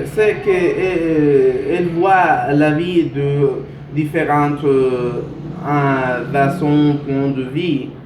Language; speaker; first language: French; non-native, learner; Spanish